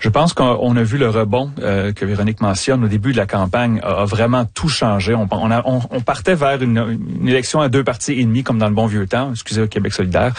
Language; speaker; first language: French; native; French